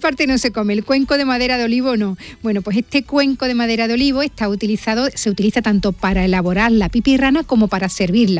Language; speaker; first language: Spanish; native; Spanish